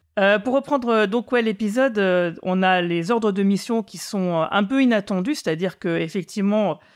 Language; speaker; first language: French; native; French